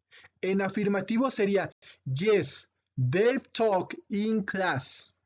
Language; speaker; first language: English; non-native, fluent; Spanish